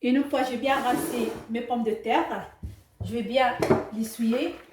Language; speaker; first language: French; non-native, local second language; Arabic